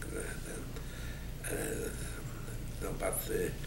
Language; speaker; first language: English; non-native, fluent; Polish